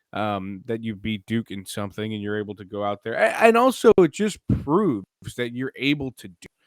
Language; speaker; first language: English; native; English